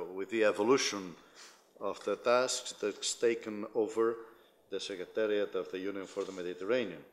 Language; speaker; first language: English; non-native, fluent; Spanish